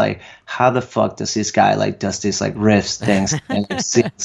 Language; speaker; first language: English; non-native, fluent; Spanish